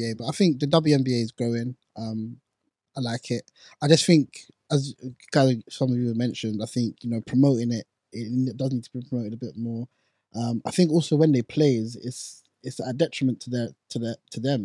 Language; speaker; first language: English; non-native, local second language; Akan